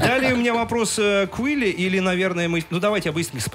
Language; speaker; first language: Russian; native; Russian